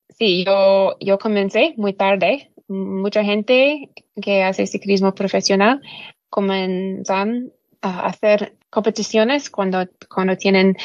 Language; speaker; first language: Spanish; non-native, learner; English